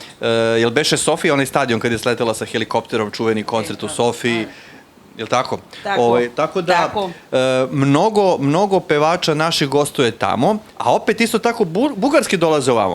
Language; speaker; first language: Bosnian; native; Bosnian